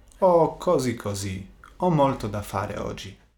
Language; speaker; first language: Italian; non-native, learner; Polish